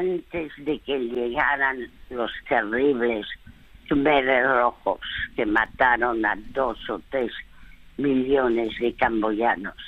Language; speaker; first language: Spanish; early bilingual, other home language; French